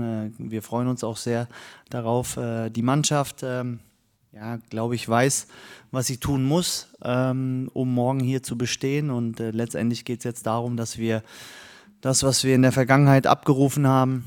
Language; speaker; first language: German; native; German